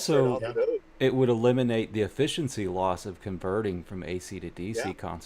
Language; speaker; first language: English; native; English